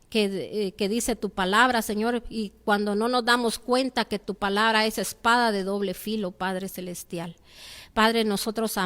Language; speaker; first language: Spanish; native; Spanish